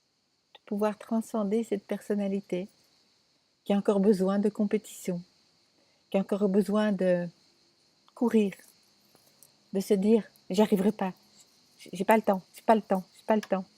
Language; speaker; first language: French; native; French